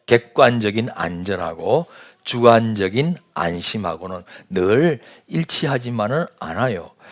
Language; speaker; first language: Korean; native; Korean